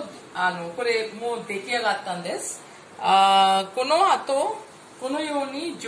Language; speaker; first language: Japanese; non-native, fluent; Hindi